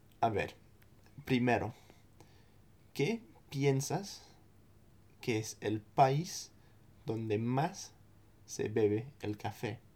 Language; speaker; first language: Spanish; non-native, fluent; English